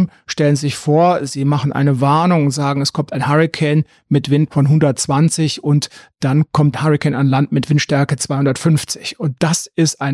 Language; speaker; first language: German; native; German